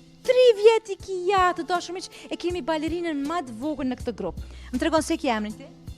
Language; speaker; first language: Albanian; native; Albanian